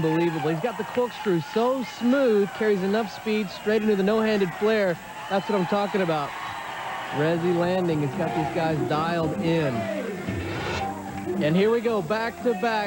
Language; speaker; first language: English; native; English